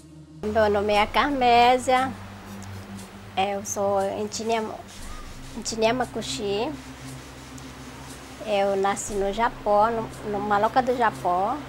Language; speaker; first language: Portuguese; non-native, local second language; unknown